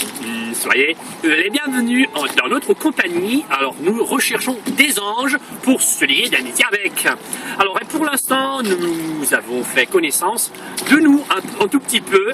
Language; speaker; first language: French; non-native, fluent; Russian